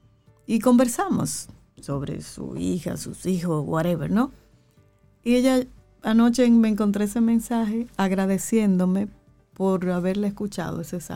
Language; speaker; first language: Spanish; native; Spanish